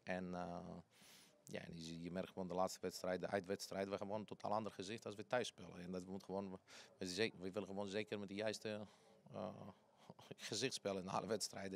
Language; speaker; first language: Dutch; non-native, fluent; Greek